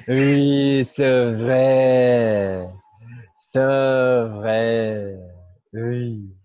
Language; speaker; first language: French; non-native, fluent; Portuguese